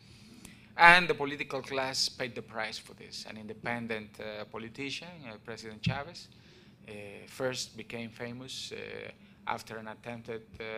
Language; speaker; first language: English; non-native, fluent; Spanish